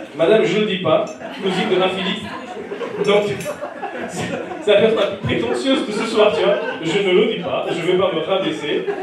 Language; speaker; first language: French; non-native, fluent; Portuguese